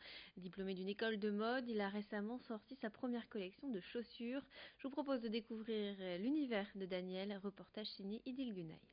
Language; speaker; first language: French; native; French